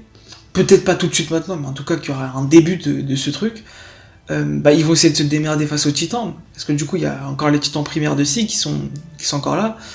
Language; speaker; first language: French; native; French